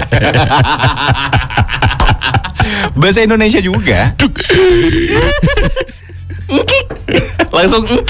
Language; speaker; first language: Indonesian; non-native, local second language; Javanese